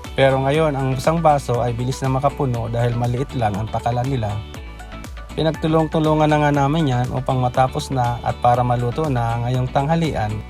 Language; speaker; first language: Filipino; non-native, local second language; Bikol